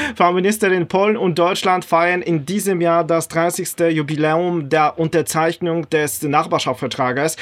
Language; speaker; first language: German; non-native, fluent; Polish